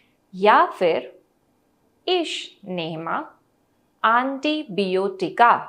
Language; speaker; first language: German; non-native, fluent; Hindi